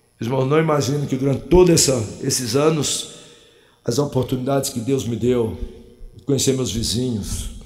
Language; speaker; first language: Portuguese; native; Portuguese